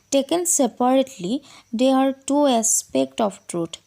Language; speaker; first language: English; non-native, local second language; Assamese